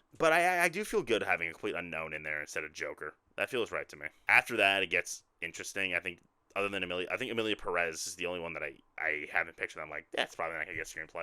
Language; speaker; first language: English; native; English